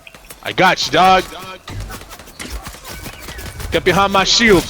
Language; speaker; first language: English; native; English